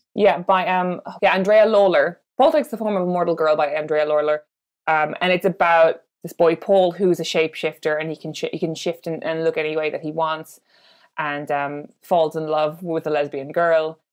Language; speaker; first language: English; native; English